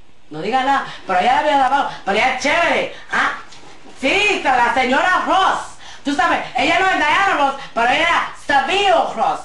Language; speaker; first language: Spanish; early bilingual, heritage; Spanish